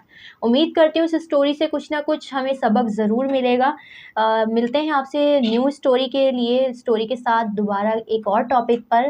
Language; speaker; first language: Urdu; native; Urdu